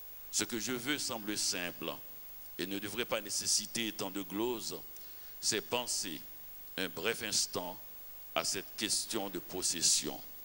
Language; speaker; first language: French; non-native, local second language; Haitian Creole